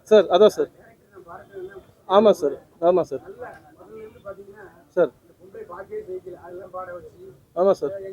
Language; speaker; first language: Tamil; non-native, fluent; Telugu